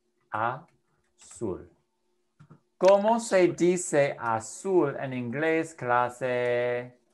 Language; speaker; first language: Spanish; non-native, fluent; English